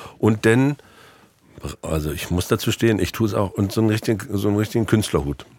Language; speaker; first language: German; native; German